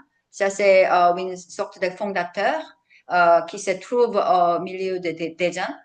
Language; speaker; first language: French; non-native, fluent; Korean